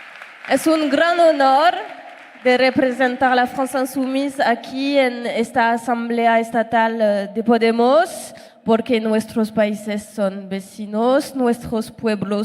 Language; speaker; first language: Spanish; non-native, learner; French